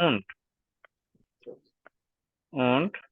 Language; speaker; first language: German; non-native, learner; Bangla